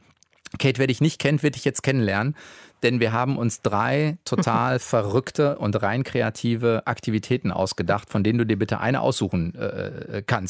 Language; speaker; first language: German; native; German